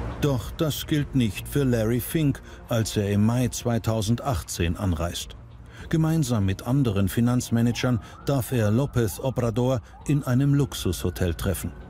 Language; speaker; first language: German; native; German